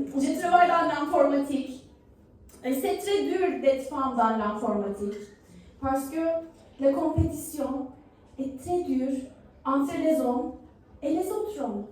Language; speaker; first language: French; non-native, learner; Turkish